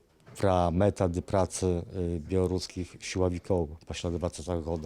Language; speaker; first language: Polish; non-native, learner; Belarusian